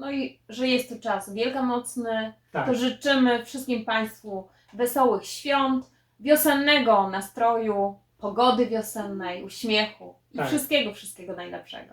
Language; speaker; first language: Polish; native; Polish